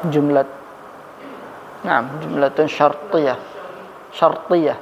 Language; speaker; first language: Arabic; non-native, fluent; Indonesian